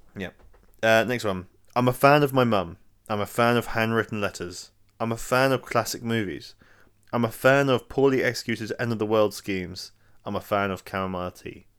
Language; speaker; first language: English; native; English